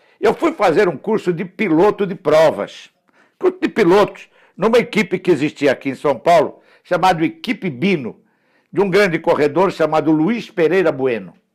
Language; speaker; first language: Portuguese; early bilingual, other home language; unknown